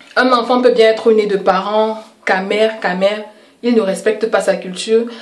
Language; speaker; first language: French; native; French